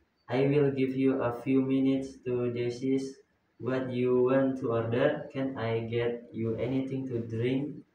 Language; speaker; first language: English; non-native, learner; Indonesian